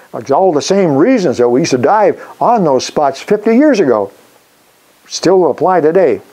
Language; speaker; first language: English; native; English